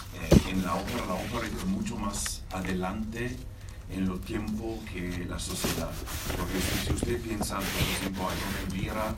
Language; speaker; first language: Spanish; non-native, fluent; Italian